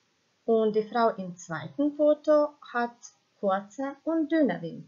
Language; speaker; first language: German; non-native, fluent; Croatian